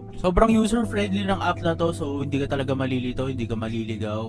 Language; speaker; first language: Filipino; native; Filipino